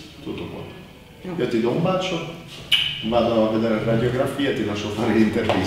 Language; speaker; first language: Italian; native; Italian